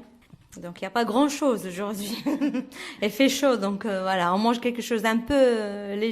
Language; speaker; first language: French; non-native, fluent; Arabic